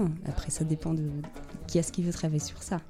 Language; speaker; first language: French; non-native, fluent; Portuguese